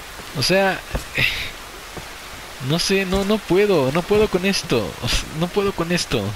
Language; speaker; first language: Spanish; native; Spanish